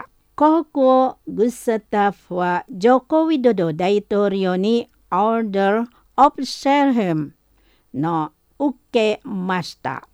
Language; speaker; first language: Japanese; non-native, fluent; Indonesian